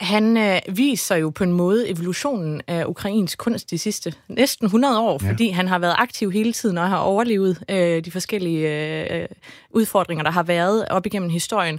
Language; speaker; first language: Danish; native; Danish